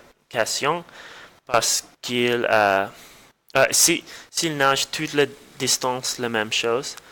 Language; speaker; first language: French; non-native, learner; English